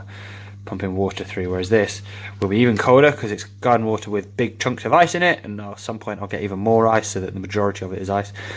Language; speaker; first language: English; native; English